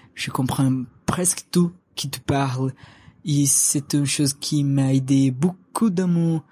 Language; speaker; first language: French; non-native, learner; Portuguese